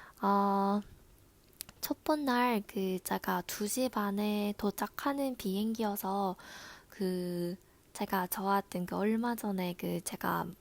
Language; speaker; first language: Korean; non-native, learner; Japanese